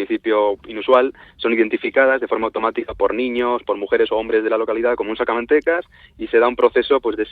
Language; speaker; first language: Spanish; native; Spanish